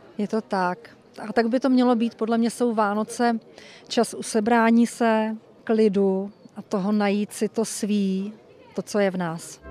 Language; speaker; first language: Czech; native; Czech